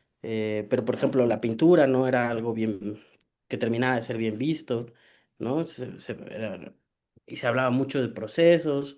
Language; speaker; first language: Spanish; native; Spanish